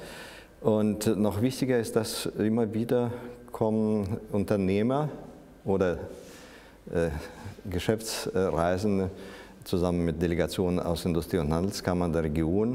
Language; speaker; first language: German; non-native, fluent; Russian